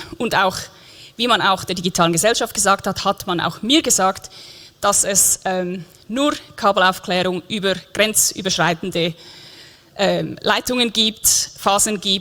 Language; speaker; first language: German; native; German